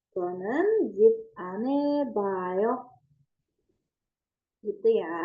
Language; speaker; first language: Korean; non-native, fluent; Indonesian